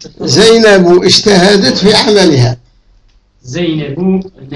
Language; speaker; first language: Arabic; native; Arabic